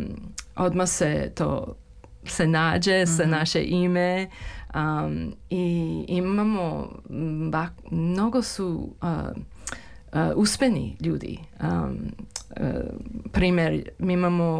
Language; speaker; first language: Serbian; early bilingual, heritage; English